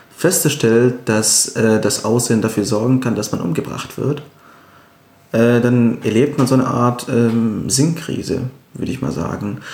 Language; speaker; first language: German; non-native, fluent; Arabic